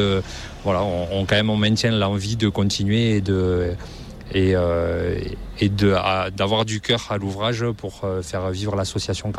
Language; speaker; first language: French; native; French